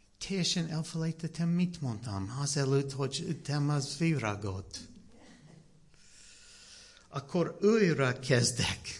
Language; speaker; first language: Hungarian; non-native, learner; English